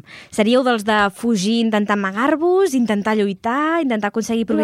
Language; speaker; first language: Catalan; native; Catalan